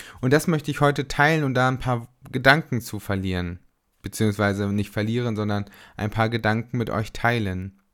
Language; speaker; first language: German; native; German